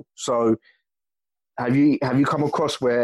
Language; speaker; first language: English; native; English